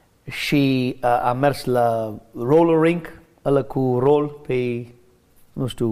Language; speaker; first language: Romanian; non-native, learner; English